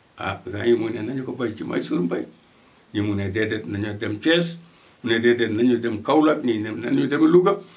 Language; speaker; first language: Wolof; non-native, local second language; Fula